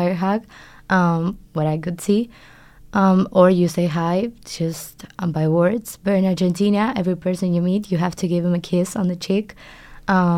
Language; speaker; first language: English; non-native, fluent; Spanish